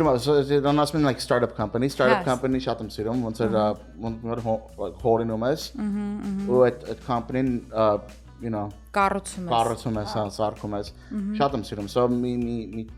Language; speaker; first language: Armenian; early bilingual, heritage; Armenian